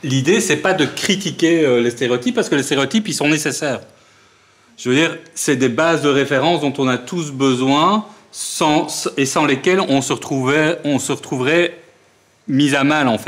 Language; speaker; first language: French; native; French